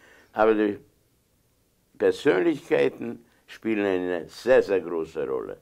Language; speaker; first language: German; non-native, fluent; Hungarian